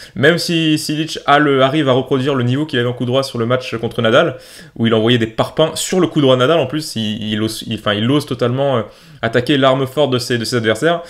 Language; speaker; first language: French; native; French